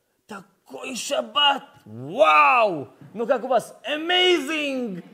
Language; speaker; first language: Russian; early bilingual, heritage; Russian